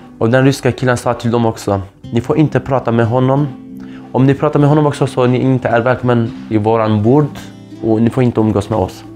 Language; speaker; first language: Swedish; non-native, fluent; Kurdish